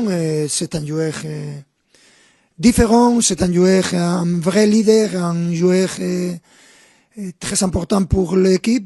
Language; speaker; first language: French; non-native, fluent; Spanish